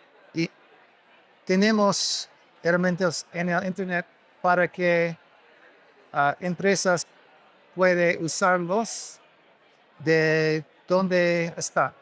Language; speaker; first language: Spanish; non-native, learner; English